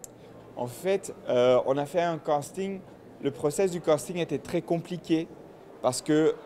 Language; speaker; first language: French; non-native, local second language; Dutch